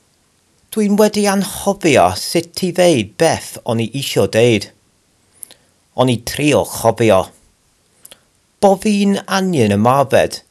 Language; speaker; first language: Welsh; non-native, learner; English